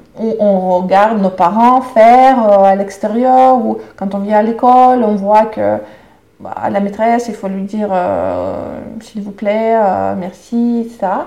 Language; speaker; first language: French; non-native, fluent; Russian